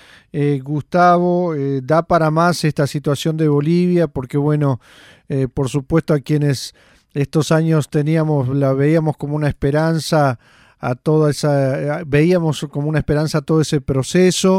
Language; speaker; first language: Spanish; native; Spanish